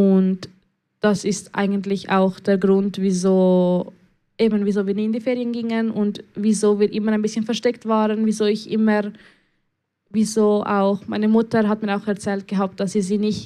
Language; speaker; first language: German; early bilingual, other home language; Spanish